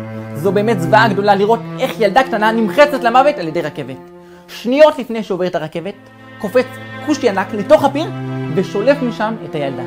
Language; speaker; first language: Hebrew; native; Hebrew